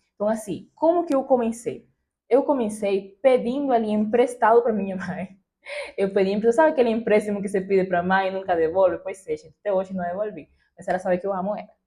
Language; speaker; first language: Portuguese; non-native, fluent; Spanish